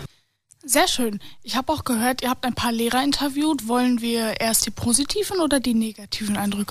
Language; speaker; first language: German; native; German